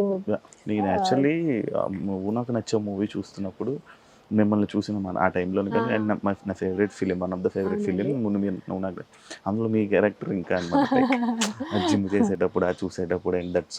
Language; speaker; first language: Telugu; native; Telugu